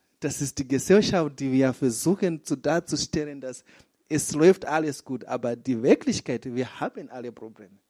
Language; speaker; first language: German; non-native, fluent; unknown